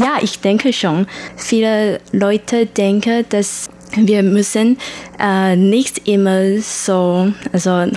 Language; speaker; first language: German; non-native, learner; Chinese